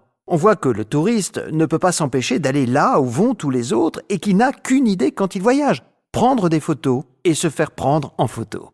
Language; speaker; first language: French; native; French